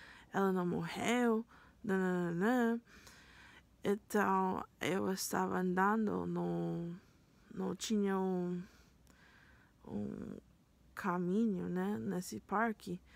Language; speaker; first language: Portuguese; non-native, learner; English